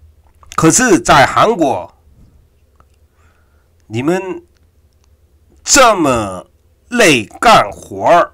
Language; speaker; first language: Chinese; non-native, fluent; Korean